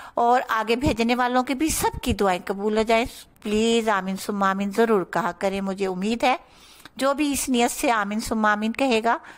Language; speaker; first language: Urdu; native; Urdu